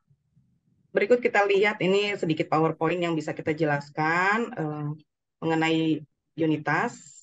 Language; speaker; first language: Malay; non-native, fluent; Japanese